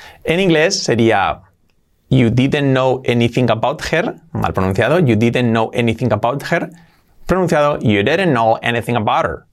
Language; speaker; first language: English; non-native, fluent; Spanish